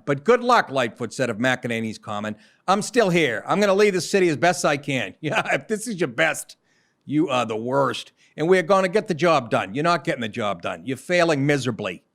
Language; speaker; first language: English; native; English